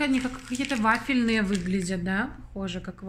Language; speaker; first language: Russian; native; Russian